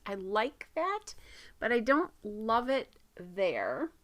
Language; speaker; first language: English; native; English